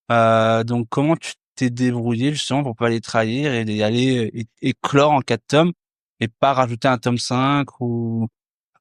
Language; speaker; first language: French; native; French